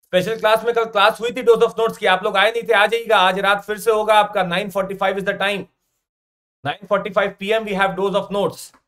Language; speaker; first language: Hindi; native; Hindi